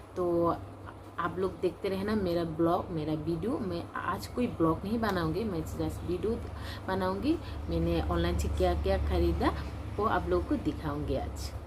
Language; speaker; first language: Hindi; non-native, local second language; Kok Borok